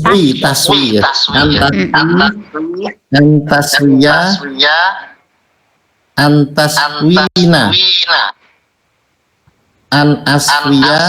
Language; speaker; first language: Arabic; non-native, learner; Indonesian